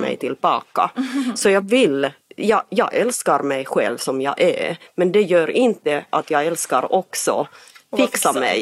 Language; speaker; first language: Swedish; non-native, fluent; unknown